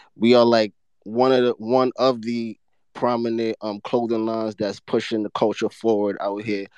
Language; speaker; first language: English; non-native, local second language; Akan